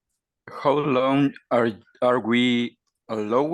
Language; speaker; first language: English; non-native, learner; Spanish